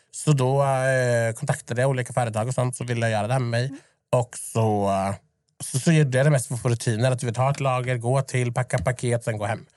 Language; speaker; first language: Swedish; early bilingual, other home language; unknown